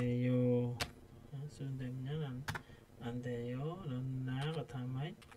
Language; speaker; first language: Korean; non-native, fluent; Khmer